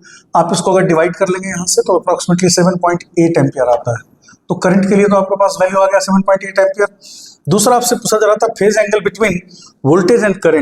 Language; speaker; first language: Hindi; native; Hindi